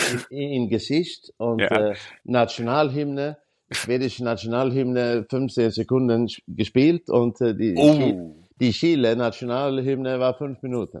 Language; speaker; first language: German; non-native, learner; Swedish